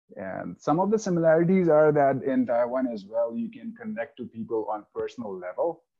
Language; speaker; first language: English; non-native, local second language; Hindi